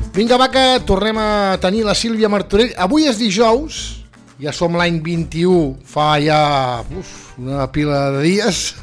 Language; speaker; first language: Catalan; native; Catalan